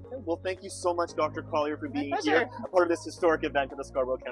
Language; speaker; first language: English; native; English